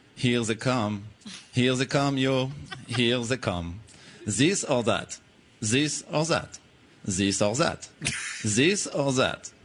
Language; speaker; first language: English; non-native, fluent; French